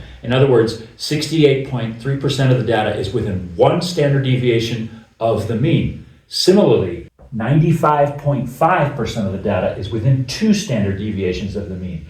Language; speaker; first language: English; native; English